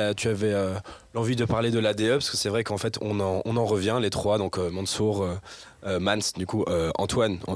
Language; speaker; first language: French; native; French